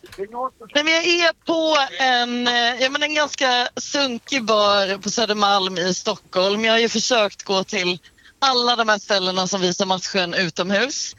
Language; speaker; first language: Swedish; native; Swedish